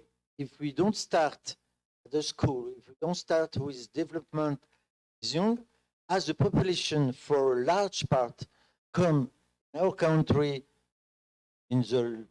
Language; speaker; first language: English; non-native, fluent; French